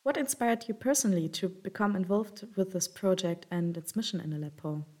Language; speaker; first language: English; non-native, fluent; German